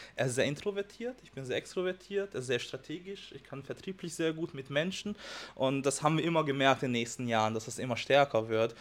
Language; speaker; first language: German; non-native, fluent; Hungarian